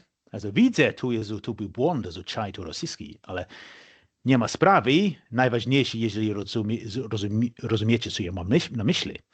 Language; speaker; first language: Polish; non-native, fluent; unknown